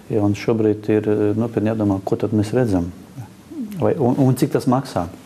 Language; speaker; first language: Latvian; native; Latvian